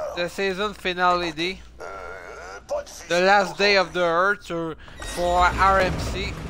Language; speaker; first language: English; non-native, learner; French